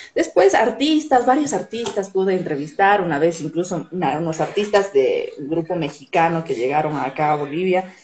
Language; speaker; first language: Spanish; native; Spanish